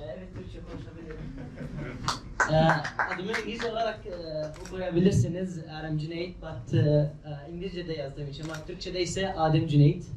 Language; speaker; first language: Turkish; non-native, fluent; Arabic